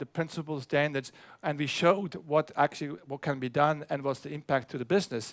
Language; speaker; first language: English; non-native, fluent; German